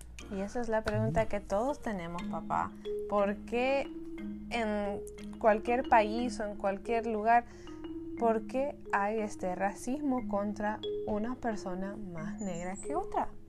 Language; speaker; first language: Spanish; early bilingual, heritage; Spanish